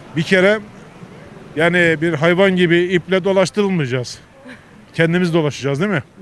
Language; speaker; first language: Turkish; native; Turkish